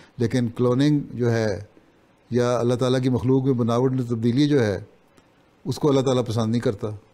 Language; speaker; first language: Urdu; native; Urdu